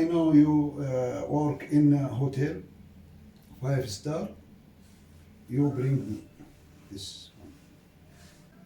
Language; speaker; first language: English; non-native, learner; Arabic